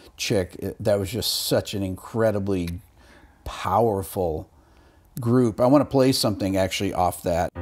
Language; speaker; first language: English; native; English